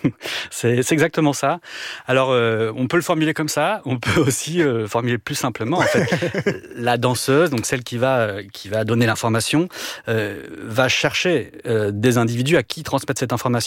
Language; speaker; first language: French; native; French